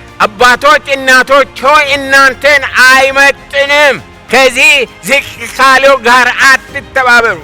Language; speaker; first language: Amharic; non-native, local second language; Oromo